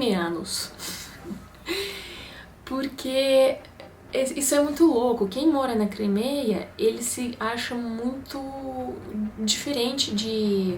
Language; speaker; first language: Portuguese; non-native, fluent; Russian